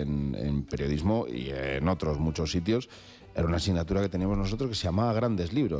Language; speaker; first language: Spanish; native; Spanish